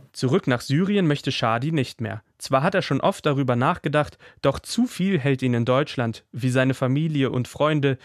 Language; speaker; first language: German; native; German